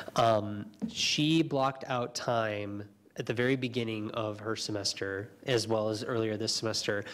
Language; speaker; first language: English; native; English